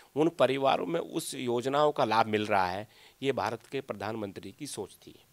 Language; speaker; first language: Hindi; native; Hindi